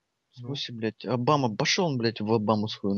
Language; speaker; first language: Russian; native; Russian